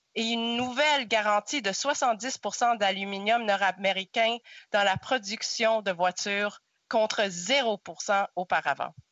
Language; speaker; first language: French; non-native, local second language; English